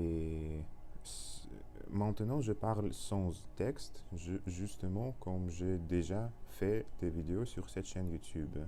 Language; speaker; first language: French; non-native, learner; Russian